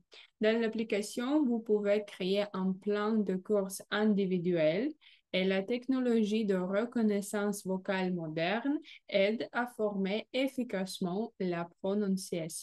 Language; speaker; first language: French; non-native, fluent; Russian